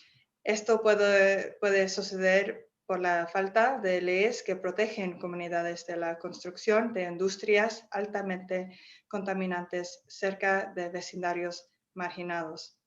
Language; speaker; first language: Spanish; non-native, fluent; English